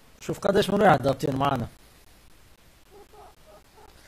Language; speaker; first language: Arabic; native; Arabic